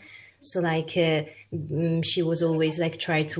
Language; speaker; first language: English; non-native, fluent; Italian